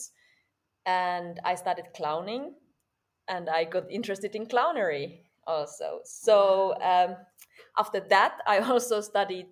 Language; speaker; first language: English; non-native, fluent; Finnish